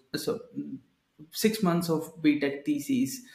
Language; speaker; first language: English; non-native, local second language; Telugu